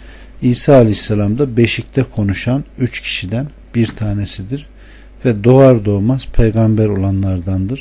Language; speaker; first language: Turkish; native; Turkish